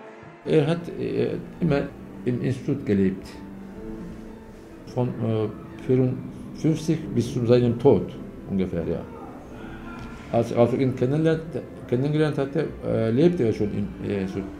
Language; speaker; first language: German; non-native, fluent; Turkish